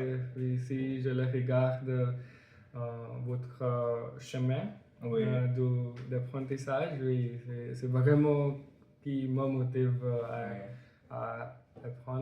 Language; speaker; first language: French; non-native, learner; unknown